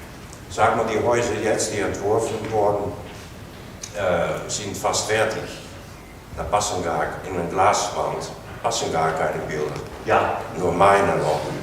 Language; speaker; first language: German; non-native, learner; Dutch